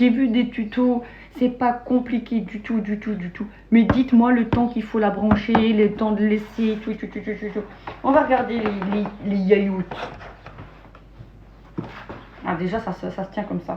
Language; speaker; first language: French; native; French